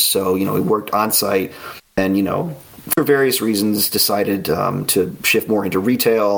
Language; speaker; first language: English; native; English